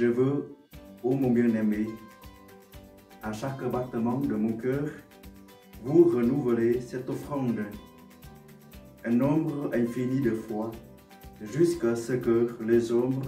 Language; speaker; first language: French; non-native, fluent; Vietnamese